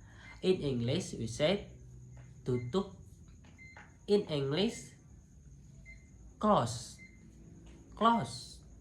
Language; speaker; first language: English; non-native, local second language; Indonesian